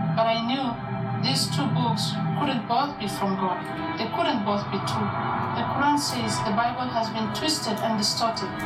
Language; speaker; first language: English; non-native, fluent; Somali